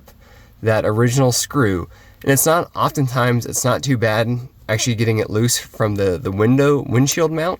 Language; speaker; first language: English; native; English